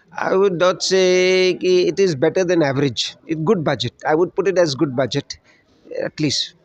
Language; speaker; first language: English; non-native, local second language; Bangla